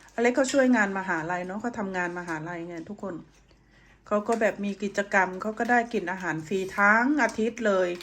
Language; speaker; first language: Thai; native; Thai